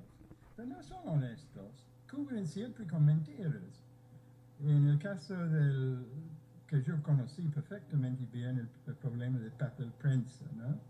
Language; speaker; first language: Spanish; non-native, fluent; English